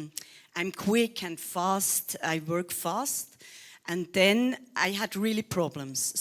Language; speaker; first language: English; non-native, learner; Swiss German